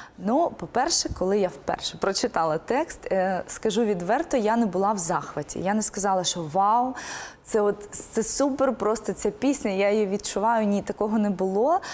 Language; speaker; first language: Ukrainian; non-native, local second language; Russian